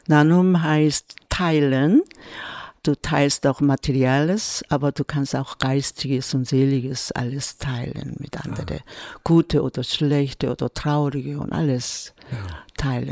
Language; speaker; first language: German; non-native, fluent; Korean